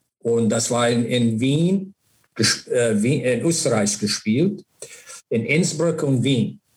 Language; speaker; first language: German; non-native, learner; English